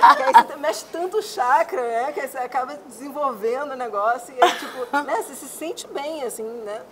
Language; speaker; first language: Portuguese; non-native, fluent; Spanish